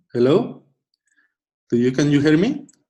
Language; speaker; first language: English; non-native, learner; Spanish